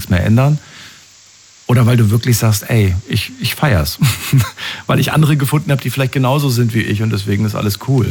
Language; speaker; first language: German; native; German